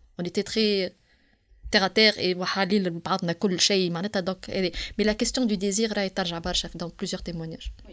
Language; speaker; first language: French; non-native, local second language; Arabic